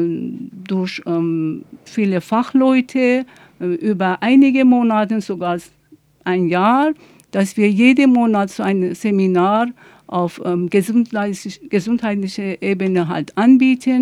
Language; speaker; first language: German; non-native, fluent; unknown